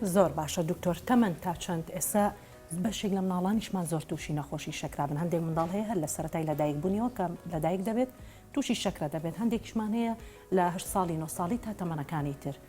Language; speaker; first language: Central Kurdish; native; Central Kurdish